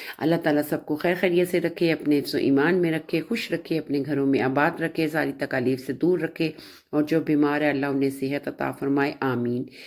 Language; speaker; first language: Urdu; non-native, local second language; Punjabi